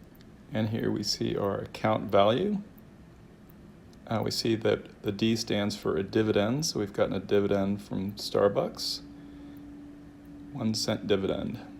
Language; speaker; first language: English; native; English